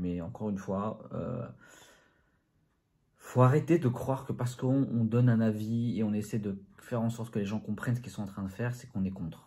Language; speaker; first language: French; native; French